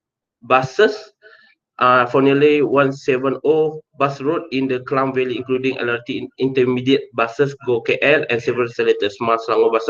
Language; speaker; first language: English; non-native, local second language; Malay